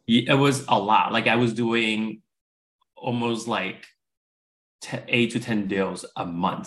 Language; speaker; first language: English; non-native, fluent; Chinese